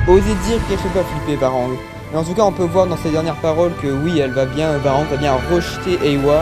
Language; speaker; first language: French; native; French